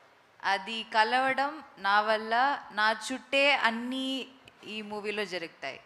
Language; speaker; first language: Telugu; non-native, fluent; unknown